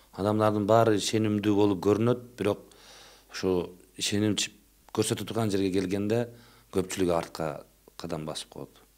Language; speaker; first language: Kyrgyz; non-native, local second language; Uzbek